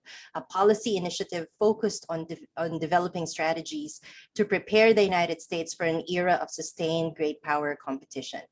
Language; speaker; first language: English; non-native, local second language; Filipino